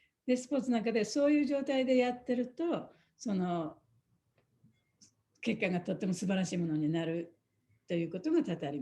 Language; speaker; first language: Japanese; native; Japanese